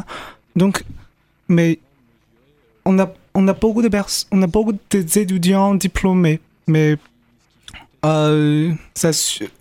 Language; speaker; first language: French; non-native, fluent; Chinese